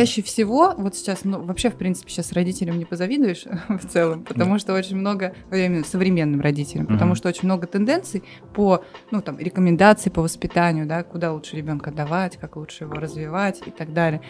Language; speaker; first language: Russian; native; Russian